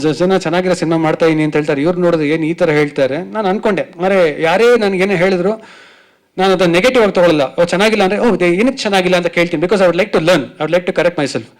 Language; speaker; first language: Kannada; native; Kannada